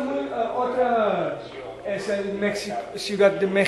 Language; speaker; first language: Spanish; non-native, fluent; Dutch